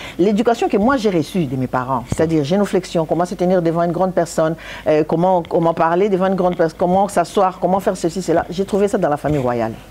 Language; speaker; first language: French; non-native, local second language; Lingala